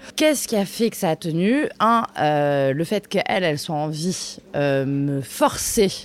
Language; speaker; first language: French; native; French